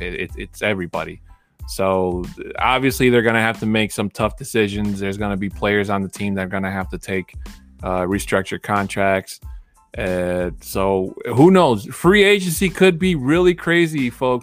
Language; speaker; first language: English; early bilingual, other home language; Spanish